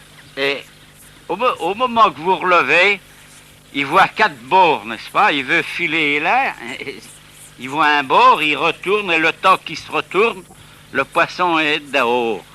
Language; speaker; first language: French; native; French